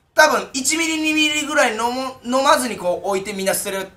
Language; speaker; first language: Japanese; native; Japanese